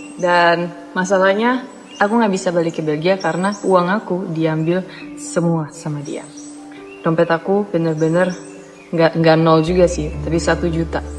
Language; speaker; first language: Indonesian; non-native, fluent; Dutch